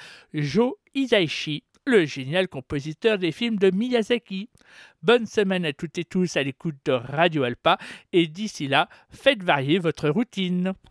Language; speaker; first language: French; native; French